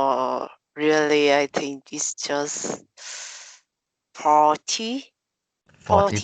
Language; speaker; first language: English; non-native, learner; Vietnamese